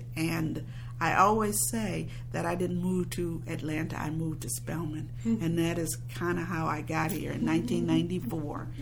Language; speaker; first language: English; native; English